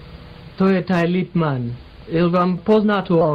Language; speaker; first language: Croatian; non-native, fluent; English